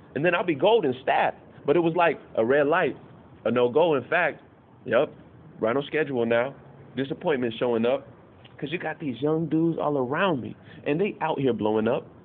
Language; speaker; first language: English; native; English